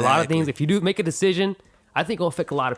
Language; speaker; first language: English; native; English